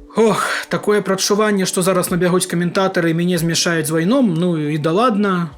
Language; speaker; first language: Belarusian; non-native, local second language; Russian